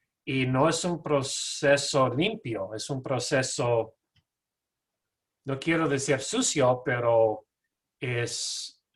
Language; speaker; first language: Spanish; non-native, fluent; English